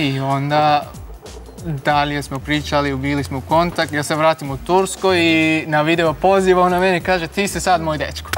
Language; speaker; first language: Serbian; non-native, learner; Turkish